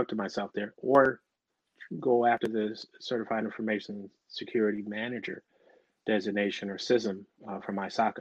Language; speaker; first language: English; native; English